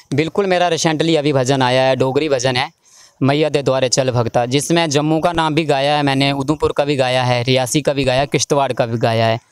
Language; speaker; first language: Hindi; native; Hindi